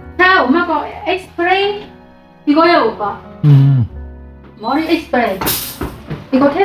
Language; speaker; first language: Korean; non-native, fluent; Vietnamese